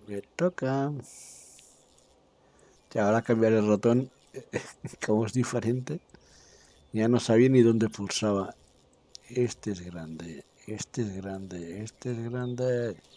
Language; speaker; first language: Spanish; native; Spanish